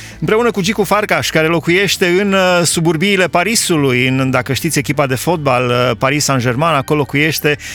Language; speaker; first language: Romanian; native; Romanian